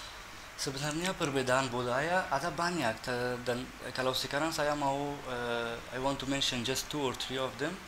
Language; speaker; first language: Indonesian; non-native, fluent; Persian